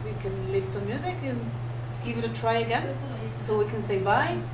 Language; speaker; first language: English; non-native, fluent; Spanish